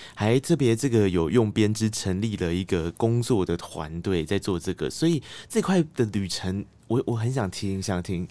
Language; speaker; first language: Chinese; native; Chinese